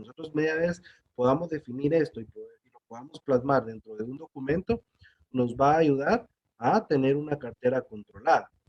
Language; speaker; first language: Spanish; native; Spanish